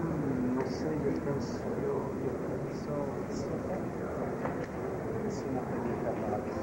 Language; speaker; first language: Spanish; non-native, learner; French